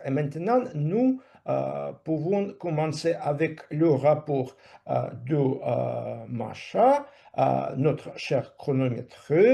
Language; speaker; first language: French; non-native, fluent; Russian